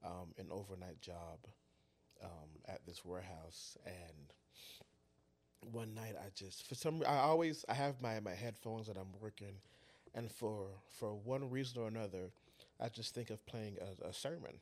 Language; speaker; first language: English; native; English